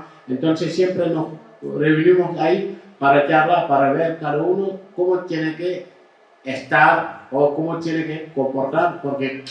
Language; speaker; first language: Spanish; non-native, fluent; Wolof